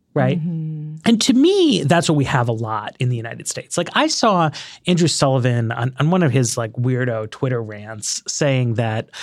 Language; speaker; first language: English; native; English